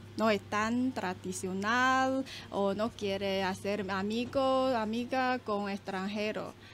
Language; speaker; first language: Spanish; non-native, learner; Chinese